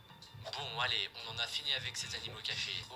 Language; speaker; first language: French; native; French